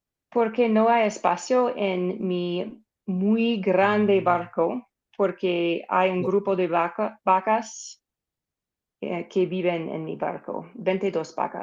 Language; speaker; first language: Spanish; non-native, learner; English